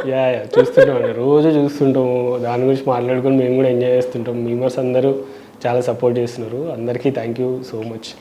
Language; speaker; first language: Telugu; native; Telugu